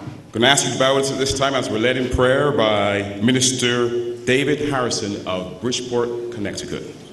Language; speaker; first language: English; native; English